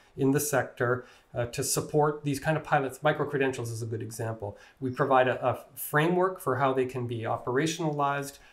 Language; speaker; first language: English; native; English